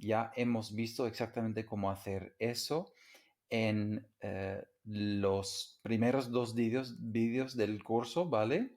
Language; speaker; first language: Spanish; non-native, fluent; English